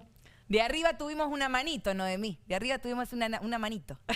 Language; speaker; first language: Spanish; native; Spanish